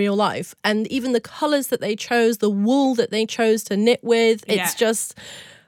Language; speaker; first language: English; native; English